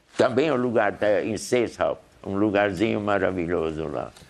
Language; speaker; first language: Portuguese; early bilingual, other home language; Hungarian